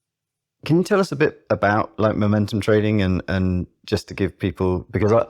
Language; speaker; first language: English; native; English